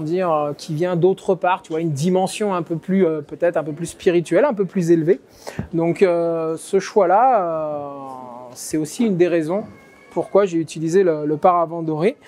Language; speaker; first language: French; native; French